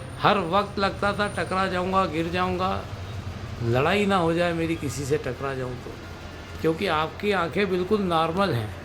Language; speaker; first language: Hindi; native; Hindi